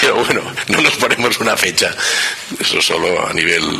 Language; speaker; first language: Spanish; non-native, local second language; Catalan